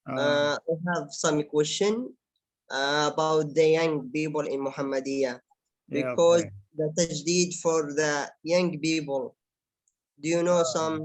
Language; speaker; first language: English; non-native, learner; Arabic